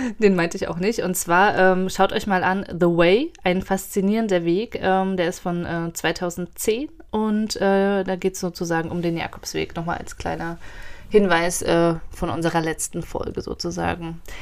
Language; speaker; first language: German; native; German